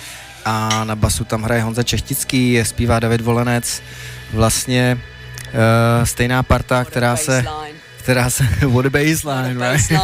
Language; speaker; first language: Czech; native; Czech